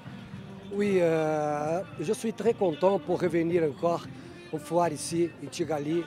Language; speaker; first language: French; non-native, fluent; Portuguese